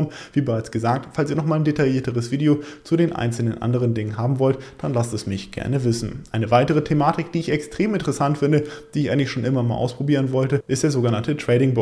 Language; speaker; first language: German; native; German